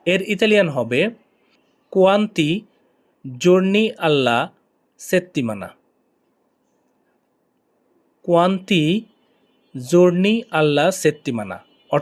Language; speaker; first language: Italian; non-native, learner; Bangla